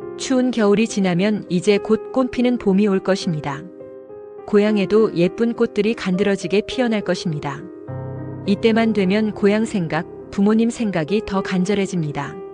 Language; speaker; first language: Korean; non-native, fluent; Japanese